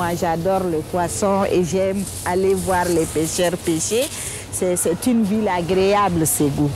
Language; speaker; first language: French; non-native, local second language; Bambara